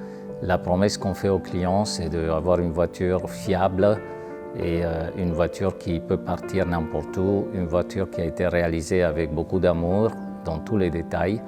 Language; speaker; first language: French; non-native, fluent; Romanian